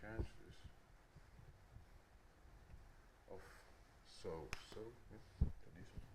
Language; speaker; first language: English; non-native, learner; Wolof